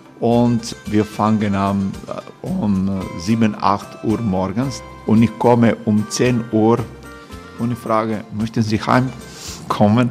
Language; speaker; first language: German; non-native, learner; Croatian